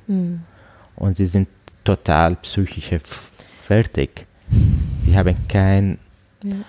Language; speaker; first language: German; non-native, learner; Arabic